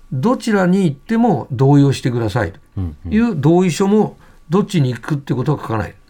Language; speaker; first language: Japanese; native; Japanese